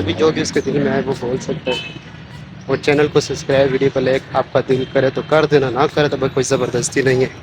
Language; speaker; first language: Urdu; non-native, local second language; Saraiki